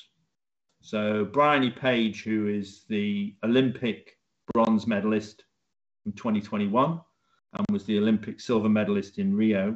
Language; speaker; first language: English; native; English